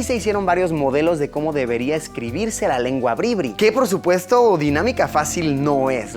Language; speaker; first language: Spanish; native; Spanish